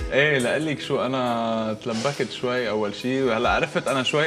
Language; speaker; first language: Arabic; native; Arabic